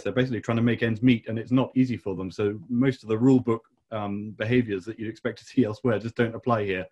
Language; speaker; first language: English; native; English